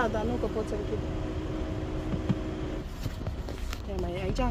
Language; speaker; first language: Romanian; early bilingual, other home language; Bangla